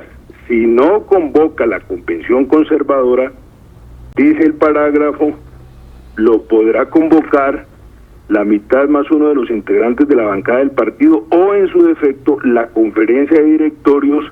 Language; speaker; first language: Spanish; native; Spanish